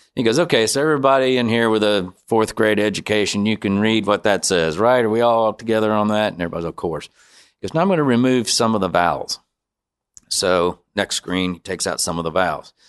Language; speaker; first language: English; native; English